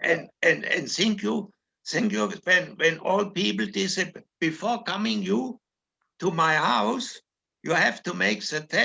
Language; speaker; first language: English; non-native, learner; German